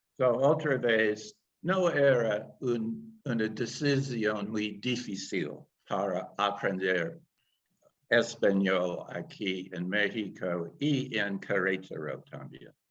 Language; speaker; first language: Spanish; non-native, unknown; English